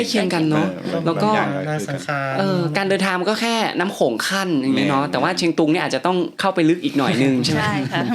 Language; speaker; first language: Thai; native; Thai